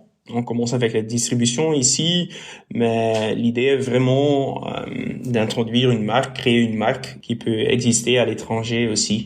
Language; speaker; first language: French; non-native, local second language; Dutch